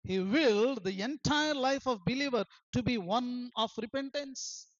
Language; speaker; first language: English; non-native, local second language; Telugu